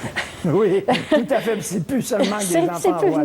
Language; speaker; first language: French; native; French